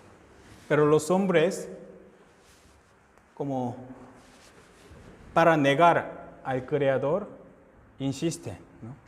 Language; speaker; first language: Spanish; non-native, fluent; Korean